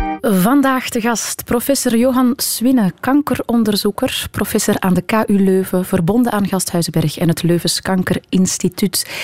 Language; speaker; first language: Dutch; native; Dutch